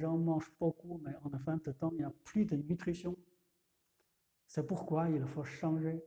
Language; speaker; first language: French; non-native, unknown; Chinese